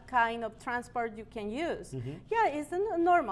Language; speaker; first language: English; non-native, learner; Spanish